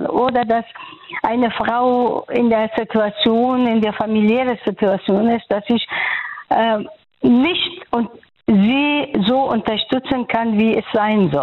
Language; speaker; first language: German; non-native, fluent; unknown